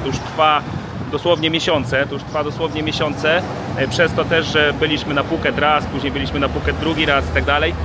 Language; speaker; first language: Polish; native; Polish